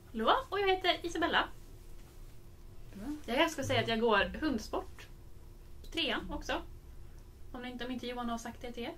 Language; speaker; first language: Swedish; native; Swedish